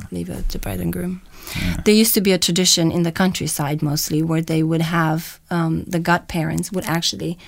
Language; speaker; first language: English; non-native, fluent; Romanian